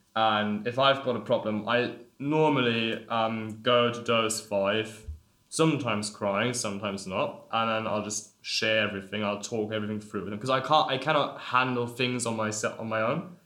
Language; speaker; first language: English; non-native, fluent; German